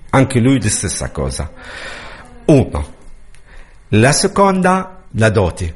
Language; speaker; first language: Italian; non-native, learner; Arabic